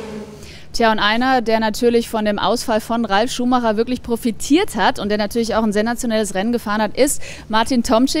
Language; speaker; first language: German; native; German